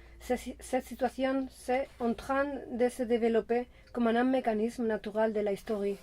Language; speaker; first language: French; non-native, fluent; Spanish